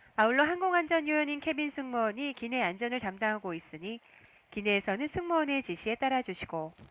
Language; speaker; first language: Korean; native; Korean